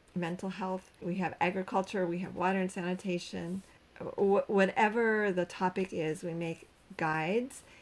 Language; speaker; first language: English; native; English